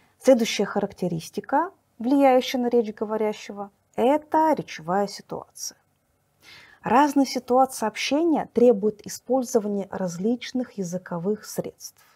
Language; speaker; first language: Russian; native; Russian